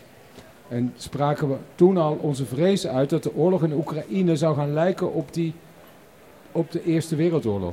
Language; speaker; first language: Dutch; native; Dutch